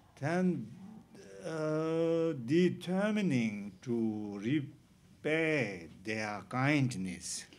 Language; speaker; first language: English; non-native, learner; Tibetan